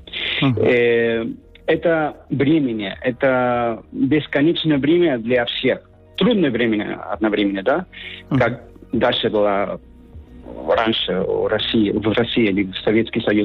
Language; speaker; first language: Russian; non-native, learner; Spanish